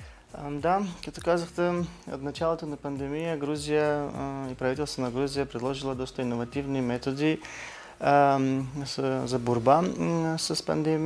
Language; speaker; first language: Bulgarian; non-native, learner; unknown